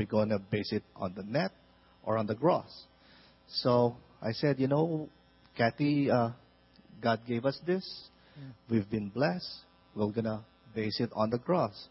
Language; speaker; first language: English; non-native, local second language; Filipino